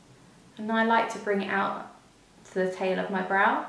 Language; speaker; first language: English; native; English